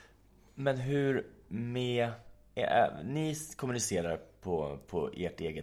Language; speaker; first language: Swedish; native; Swedish